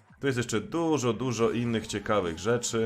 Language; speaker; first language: Polish; native; Polish